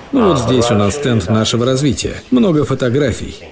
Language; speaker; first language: Russian; non-native, fluent; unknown